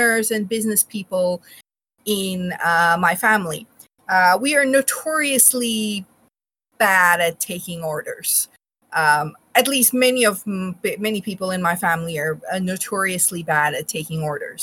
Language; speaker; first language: English; non-native, local second language; Bangla